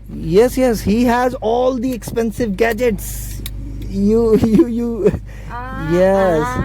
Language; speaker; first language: English; non-native, fluent; Hindi